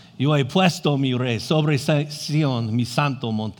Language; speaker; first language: Spanish; non-native, learner; English